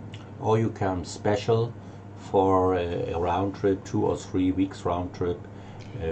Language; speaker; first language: English; non-native, learner; German